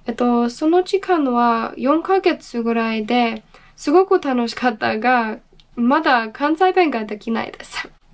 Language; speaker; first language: Japanese; non-native, learner; English